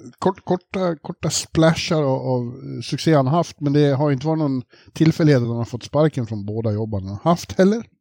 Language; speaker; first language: Swedish; native; Swedish